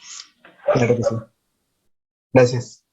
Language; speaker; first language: Spanish; native; Spanish